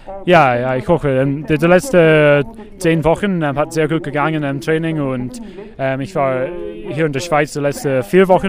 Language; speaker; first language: German; non-native, learner; English